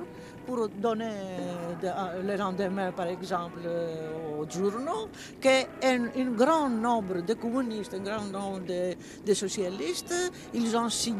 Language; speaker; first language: French; non-native, fluent; Greek